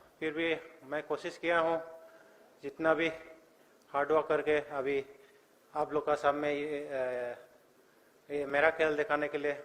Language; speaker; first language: Hindi; non-native, local second language; Bodo